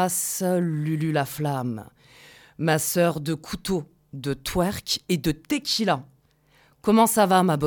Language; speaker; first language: French; native; French